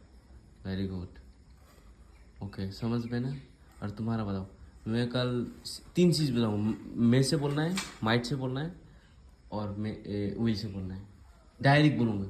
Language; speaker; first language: Hindi; native; Hindi